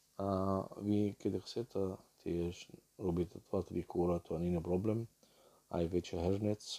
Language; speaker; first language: Slovak; non-native, learner; Arabic